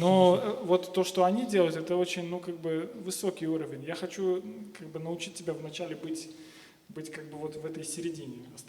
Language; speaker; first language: Russian; native; Russian